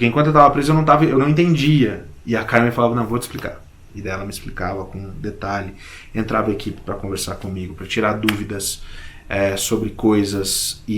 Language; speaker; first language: Portuguese; native; Portuguese